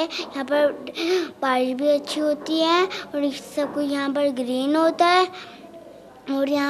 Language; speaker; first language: Hindi; early bilingual, heritage; Urdu